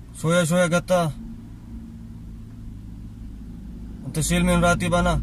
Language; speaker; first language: Arabic; non-native, learner; Urdu